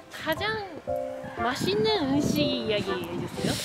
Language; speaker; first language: Korean; non-native, learner; Japanese